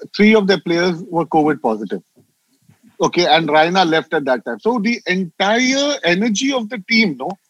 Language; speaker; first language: English; non-native, local second language; Hindi